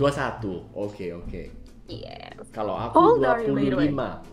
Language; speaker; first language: Indonesian; non-native, fluent; English